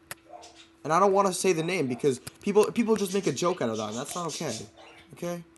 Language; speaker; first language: English; native; English